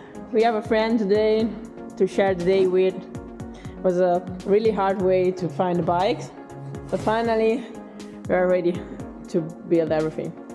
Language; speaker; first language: English; non-native, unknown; Italian